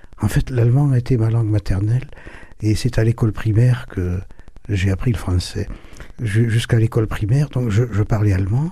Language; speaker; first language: French; native; French